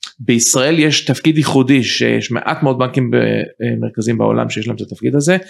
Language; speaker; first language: Hebrew; early bilingual, heritage; Hebrew